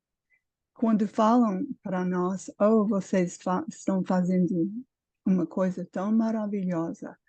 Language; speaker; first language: Portuguese; non-native, fluent; English